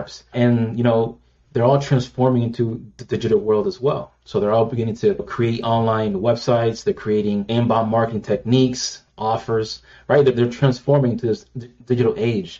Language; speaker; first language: English; native; English